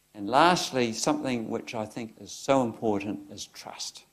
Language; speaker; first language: English; native; English